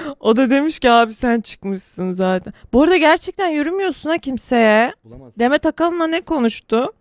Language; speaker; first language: Turkish; native; Turkish